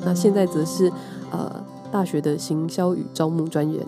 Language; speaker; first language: Chinese; native; Chinese